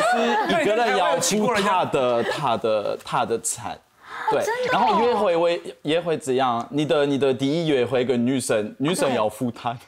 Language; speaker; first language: Chinese; non-native, fluent; French